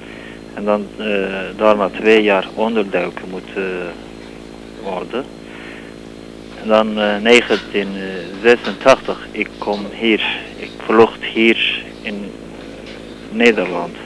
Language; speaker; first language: Dutch; non-native, learner; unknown